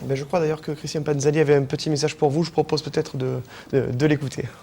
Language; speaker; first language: French; native; French